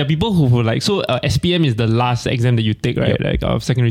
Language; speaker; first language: English; non-native, local second language; Min Nan Chinese